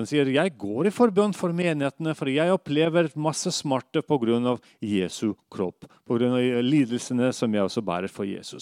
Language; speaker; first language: Norwegian; non-native, fluent; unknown